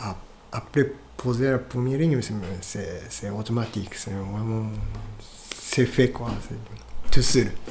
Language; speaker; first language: French; non-native, fluent; Japanese